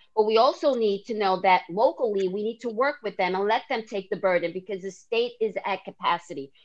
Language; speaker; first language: English; native; English